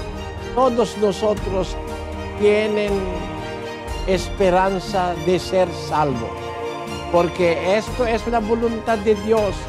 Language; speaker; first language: Spanish; non-native, learner; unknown